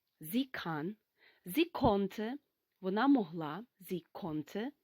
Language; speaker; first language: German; non-native, fluent; Ukrainian